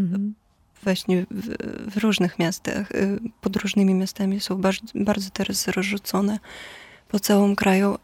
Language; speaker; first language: Polish; non-native, fluent; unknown